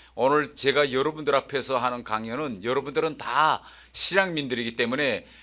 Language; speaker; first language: Korean; native; Korean